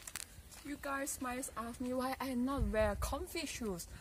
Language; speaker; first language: English; non-native, learner; Thai